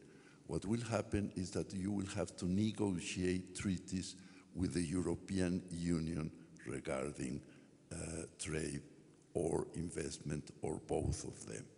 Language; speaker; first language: English; non-native, fluent; Spanish